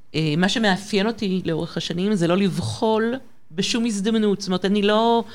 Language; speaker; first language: Hebrew; non-native, fluent; French